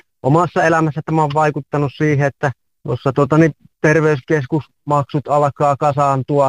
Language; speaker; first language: Finnish; native; Finnish